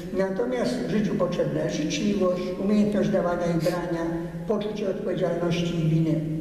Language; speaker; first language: Polish; early bilingual, heritage; Polish